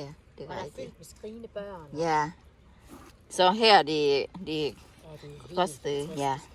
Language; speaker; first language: Danish; non-native, learner; Thai